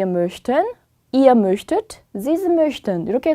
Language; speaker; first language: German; non-native, fluent; Korean